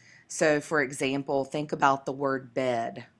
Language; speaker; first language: English; native; English